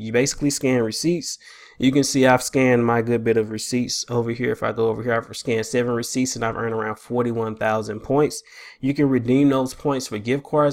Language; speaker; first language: English; native; English